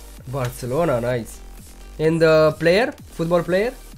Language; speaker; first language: English; non-native, learner; Romanian